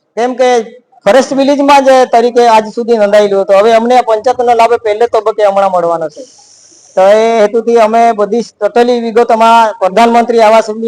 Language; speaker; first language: Gujarati; non-native, local second language; Vasavi